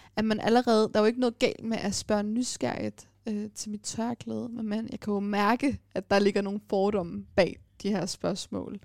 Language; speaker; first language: Danish; early bilingual, other home language; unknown